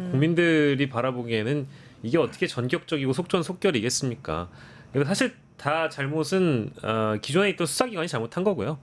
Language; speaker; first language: Korean; native; Korean